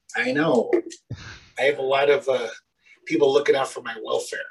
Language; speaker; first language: English; native; English